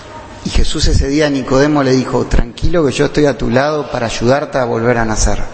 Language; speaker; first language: Spanish; native; Spanish